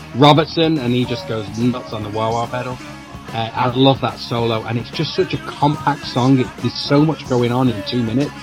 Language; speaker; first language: English; native; English